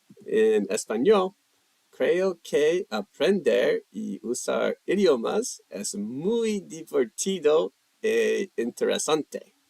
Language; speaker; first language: Spanish; non-native, learner; English